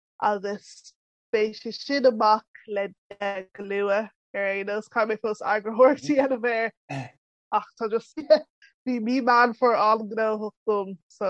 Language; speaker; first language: Irish; early bilingual, other home language; English